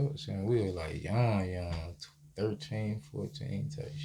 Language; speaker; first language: English; native; English